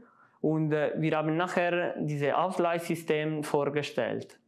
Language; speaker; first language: German; non-native, local second language; Italian